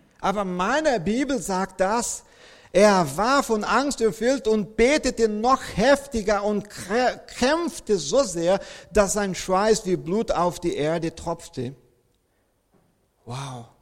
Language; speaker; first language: German; non-native, fluent; Portuguese